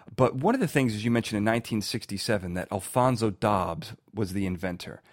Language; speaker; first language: English; native; English